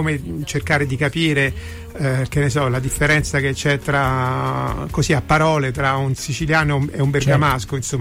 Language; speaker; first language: Italian; native; Italian